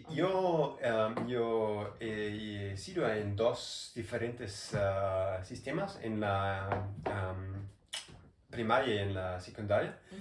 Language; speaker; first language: Spanish; non-native, learner; German